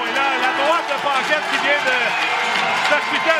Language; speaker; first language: French; native; French